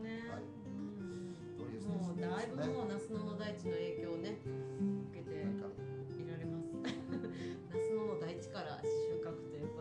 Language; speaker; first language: Japanese; native; Japanese